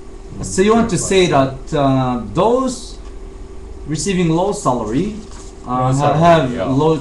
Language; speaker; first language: English; non-native, fluent; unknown